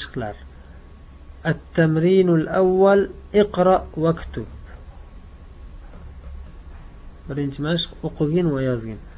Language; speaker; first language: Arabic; non-native, fluent; Uzbek